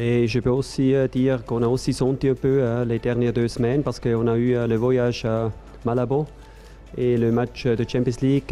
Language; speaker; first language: French; non-native, fluent; German